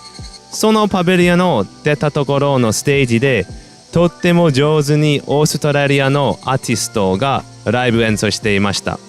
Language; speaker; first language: Japanese; non-native, fluent; English